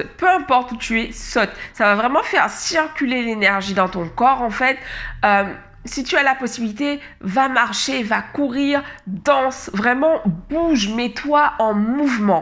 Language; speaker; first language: French; native; French